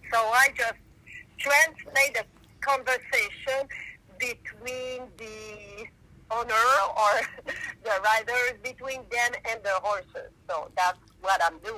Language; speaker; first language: English; non-native, fluent; French